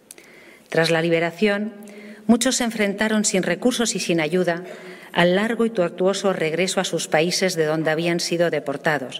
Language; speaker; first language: Spanish; native; Spanish